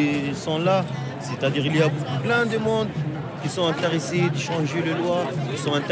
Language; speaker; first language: French; non-native, local second language; Arabic